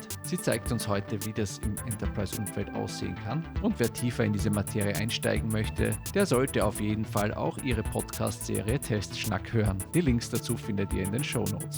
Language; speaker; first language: German; native; German